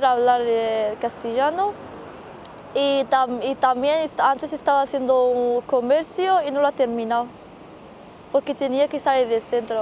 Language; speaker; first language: Spanish; non-native, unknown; Arabic